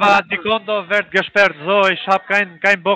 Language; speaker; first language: German; early bilingual, other home language; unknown